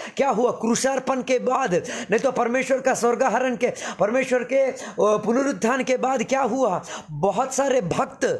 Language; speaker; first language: Hindi; non-native, local second language; Telugu